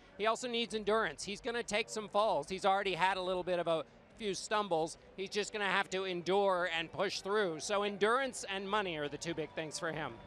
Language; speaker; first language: English; native; English